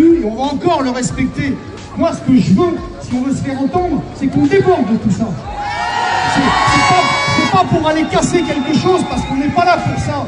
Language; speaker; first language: French; native; French